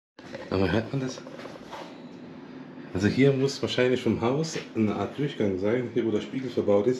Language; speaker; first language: German; native; German